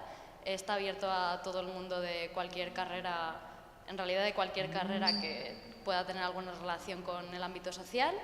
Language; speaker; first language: Spanish; native; Spanish